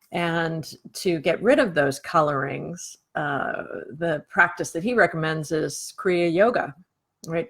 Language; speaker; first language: English; native; English